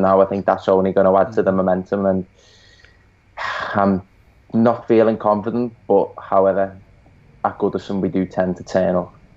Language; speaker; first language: English; native; English